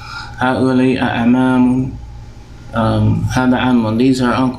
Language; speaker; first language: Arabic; non-native, fluent; English